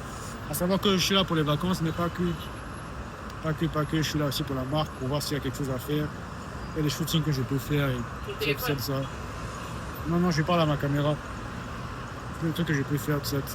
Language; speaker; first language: French; native; French